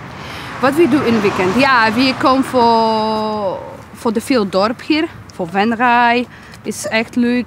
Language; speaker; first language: Dutch; non-native, learner; Polish